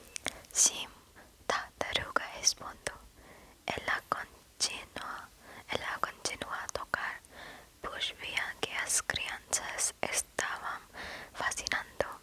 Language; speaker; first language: Portuguese; non-native, learner; English